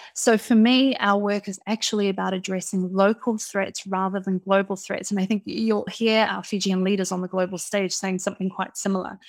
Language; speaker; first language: English; native; English